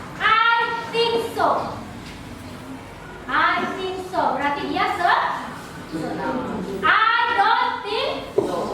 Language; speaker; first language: English; non-native, fluent; Indonesian